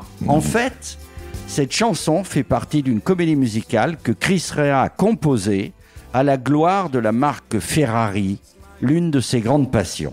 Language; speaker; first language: French; native; French